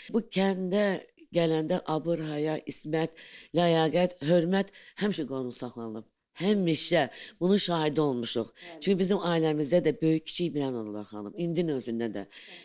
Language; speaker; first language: Azerbaijani; native; Azerbaijani